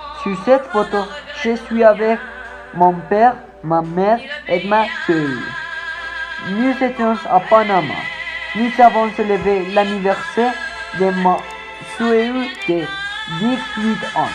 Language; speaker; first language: French; non-native, learner; Spanish